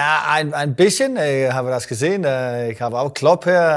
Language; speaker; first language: German; non-native, learner; Danish